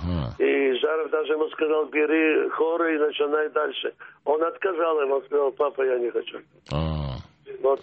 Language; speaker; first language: Russian; early bilingual, heritage; Russian